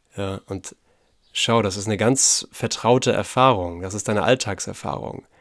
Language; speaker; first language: German; native; German